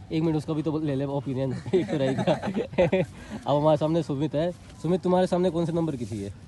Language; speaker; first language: Hindi; non-native, local second language; Bangla